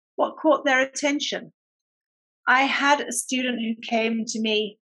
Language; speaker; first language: English; native; English